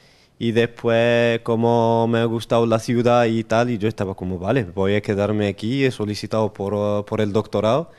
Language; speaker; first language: Spanish; non-native, local second language; Arabic